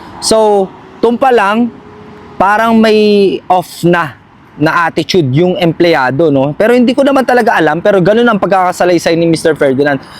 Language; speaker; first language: Filipino; native; Filipino